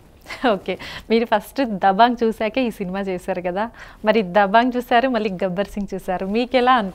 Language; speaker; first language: Telugu; native; Telugu